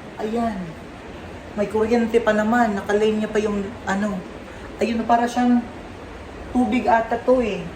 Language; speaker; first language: Filipino; non-native, local second language; Waray